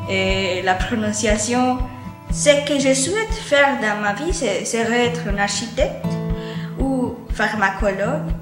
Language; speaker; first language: French; early bilingual, other home language; Spanish